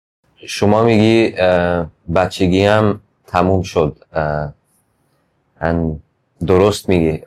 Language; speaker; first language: Persian; early bilingual, heritage; English